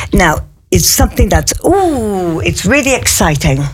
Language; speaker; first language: English; native; English